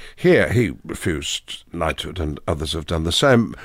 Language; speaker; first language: English; native; English